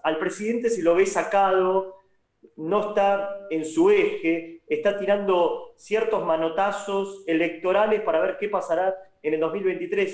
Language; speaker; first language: Spanish; native; Spanish